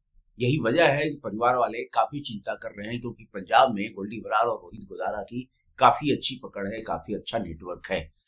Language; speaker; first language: Hindi; native; Hindi